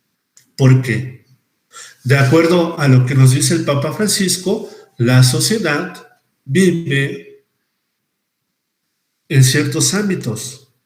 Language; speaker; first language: Spanish; native; Spanish